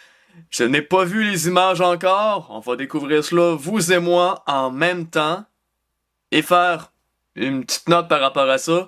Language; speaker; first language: French; native; French